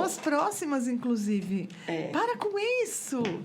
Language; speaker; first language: Portuguese; native; Portuguese